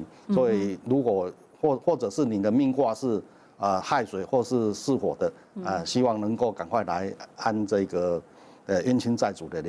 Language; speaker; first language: Chinese; native; Chinese